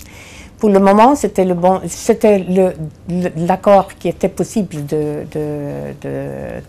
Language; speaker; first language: French; non-native, fluent; Swedish